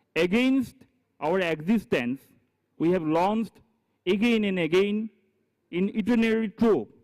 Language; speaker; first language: English; non-native, local second language; Assamese